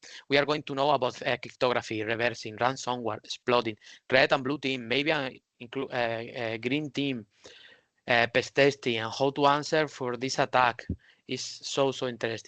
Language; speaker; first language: English; non-native, learner; Spanish